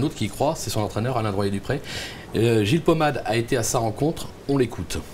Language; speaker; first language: French; native; French